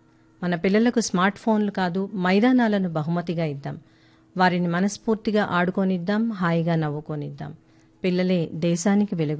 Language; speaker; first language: Telugu; native; Telugu